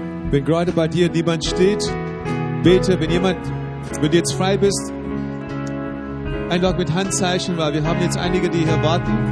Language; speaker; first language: German; native; German